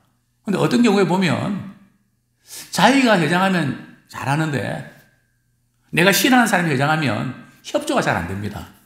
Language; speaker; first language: Korean; native; Korean